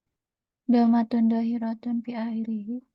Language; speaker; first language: Arabic; non-native, learner; Indonesian